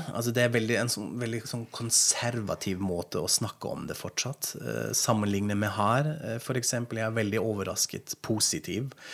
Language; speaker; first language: Norwegian; non-native, fluent; German